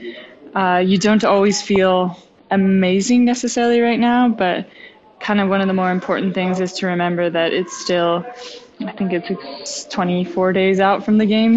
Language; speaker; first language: English; native; English